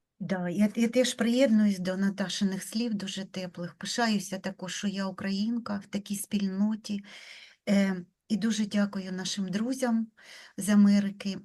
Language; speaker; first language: Ukrainian; non-native, local second language; Russian